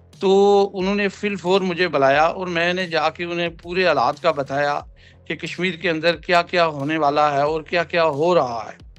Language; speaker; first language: Urdu; non-native, local second language; Punjabi